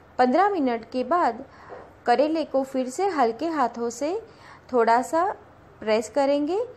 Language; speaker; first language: Hindi; non-native, local second language; Gujarati